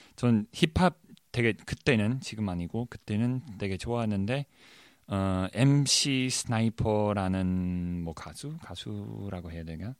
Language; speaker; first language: Korean; non-native, fluent; English